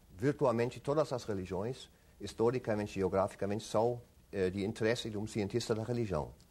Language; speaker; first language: Portuguese; non-native, fluent; German